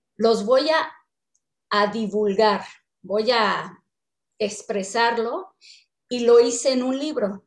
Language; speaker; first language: Spanish; non-native, fluent; English